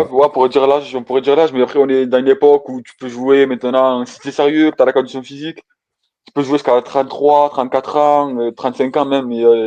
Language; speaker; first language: French; native; French